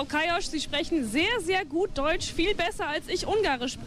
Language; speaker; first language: German; native; German